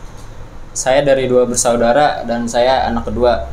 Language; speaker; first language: Indonesian; native; Indonesian